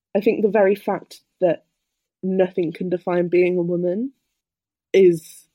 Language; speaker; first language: English; native; English